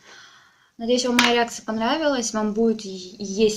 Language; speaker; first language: Russian; native; Russian